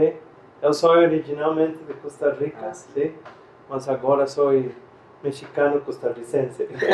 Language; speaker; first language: Portuguese; non-native, fluent; Spanish